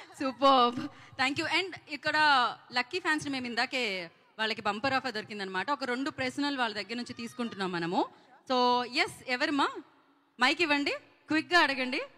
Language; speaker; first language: Telugu; native; Telugu